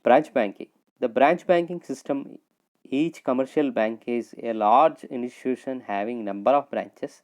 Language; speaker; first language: English; non-native, local second language; Telugu